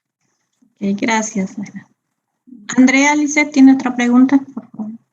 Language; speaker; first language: Spanish; native; Spanish